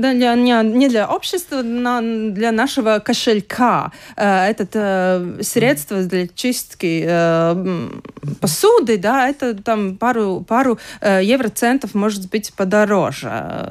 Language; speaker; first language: Russian; non-native, local second language; Latvian